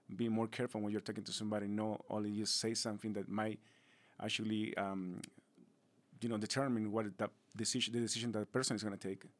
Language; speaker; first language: English; non-native, fluent; Spanish